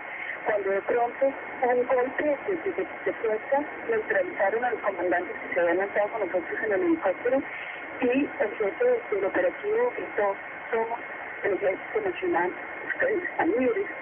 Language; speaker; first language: Spanish; native; Spanish